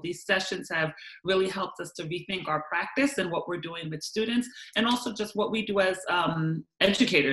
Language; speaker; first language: English; native; English